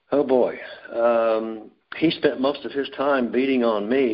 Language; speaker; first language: English; native; English